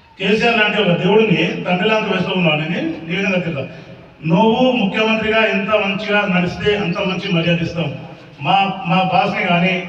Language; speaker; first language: Telugu; non-native, local second language; Lambadi